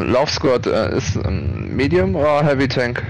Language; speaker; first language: German; native; German